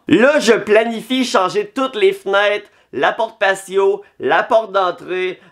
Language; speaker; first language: French; native; French